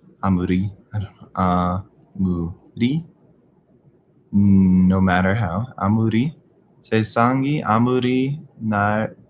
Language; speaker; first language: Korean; non-native, learner; English